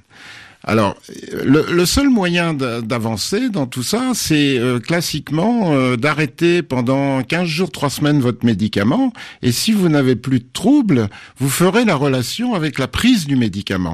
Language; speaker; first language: French; native; French